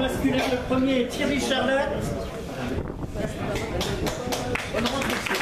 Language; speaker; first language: French; native; French